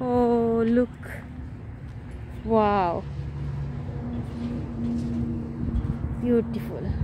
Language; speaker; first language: English; non-native, fluent; Urdu